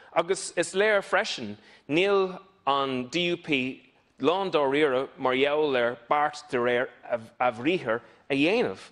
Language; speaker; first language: Irish; non-native, local second language; English